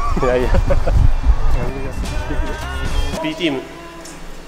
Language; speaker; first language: Korean; non-native, learner; Japanese